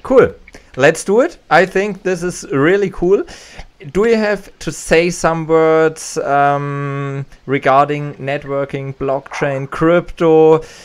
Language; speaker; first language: English; non-native, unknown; German